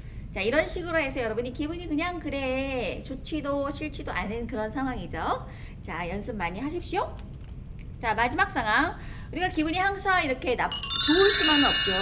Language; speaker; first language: Korean; native; Korean